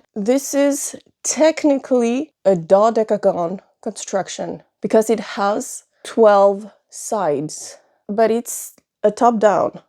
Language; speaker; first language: English; non-native, fluent; French